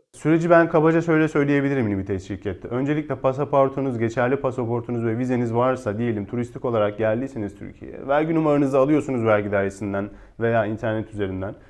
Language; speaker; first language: Turkish; native; Turkish